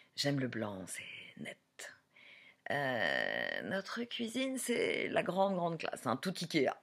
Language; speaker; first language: French; native; French